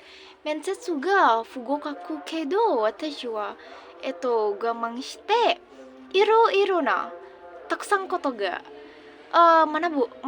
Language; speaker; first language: Japanese; non-native, learner; Indonesian